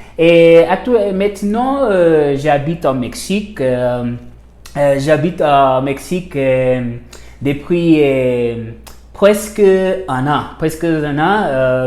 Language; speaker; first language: French; non-native, learner; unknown